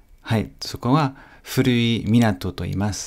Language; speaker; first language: Japanese; non-native, fluent; French